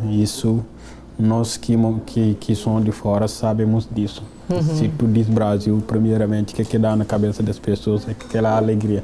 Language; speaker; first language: Portuguese; non-native, fluent; Wolof